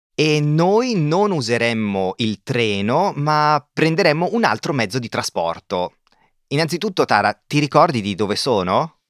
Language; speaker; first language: Italian; native; Italian